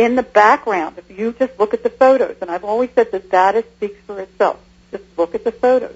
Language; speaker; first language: English; native; English